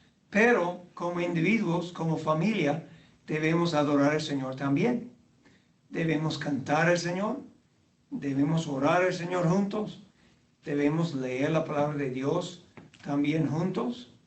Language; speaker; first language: Spanish; non-native, fluent; English